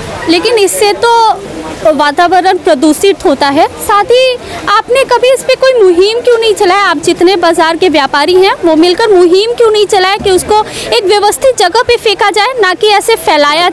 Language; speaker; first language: Hindi; native; Hindi